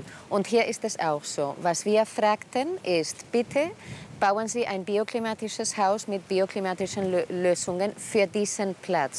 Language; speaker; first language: German; non-native, fluent; Spanish